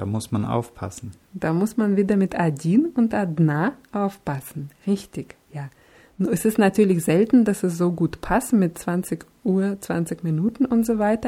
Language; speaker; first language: German; non-native, fluent; Russian